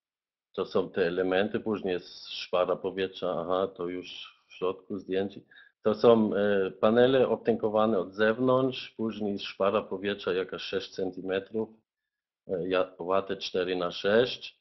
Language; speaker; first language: Polish; non-native, fluent; German